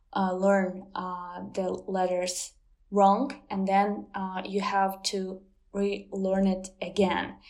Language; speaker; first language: English; non-native, fluent; Ukrainian